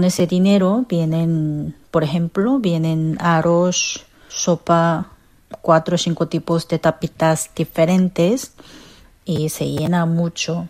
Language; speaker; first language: Spanish; non-native, fluent; Korean